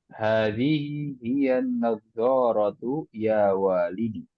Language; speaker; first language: Arabic; non-native, fluent; Indonesian